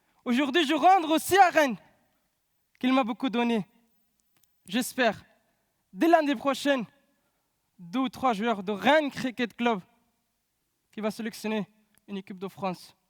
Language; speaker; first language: French; non-native, learner; Pashto